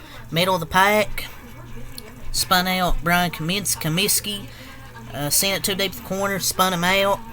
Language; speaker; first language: English; native; English